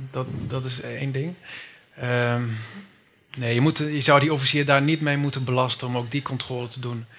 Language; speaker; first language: Dutch; native; Dutch